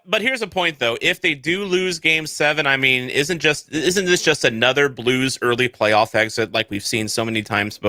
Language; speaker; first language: English; native; English